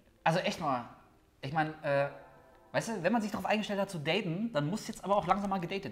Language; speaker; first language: German; native; German